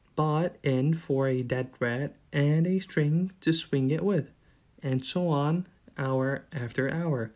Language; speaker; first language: English; non-native, fluent; Arabic